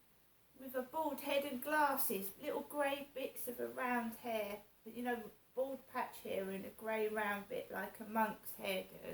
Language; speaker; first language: English; native; English